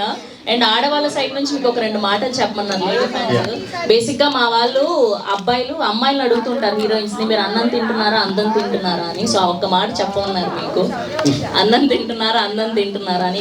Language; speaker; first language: Telugu; native; Telugu